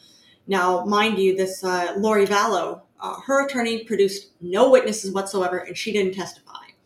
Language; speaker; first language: English; native; English